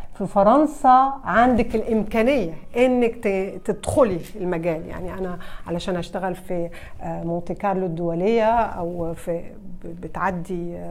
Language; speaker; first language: Arabic; early bilingual, heritage; Arabic